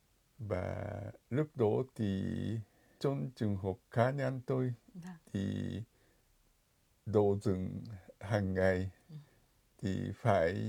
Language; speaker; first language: Vietnamese; non-native, fluent; Japanese